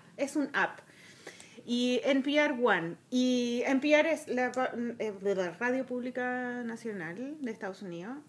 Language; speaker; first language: Spanish; native; Spanish